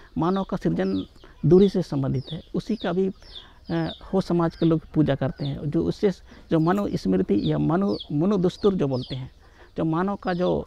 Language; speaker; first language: Hindi; non-native, local second language; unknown